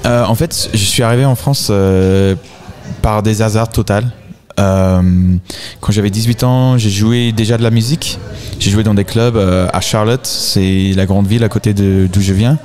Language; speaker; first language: French; non-native, fluent; English